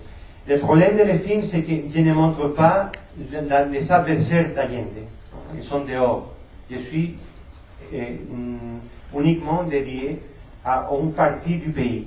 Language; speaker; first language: French; non-native, fluent; Spanish